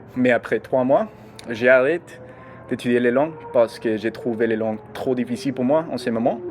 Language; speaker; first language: French; non-native, learner; English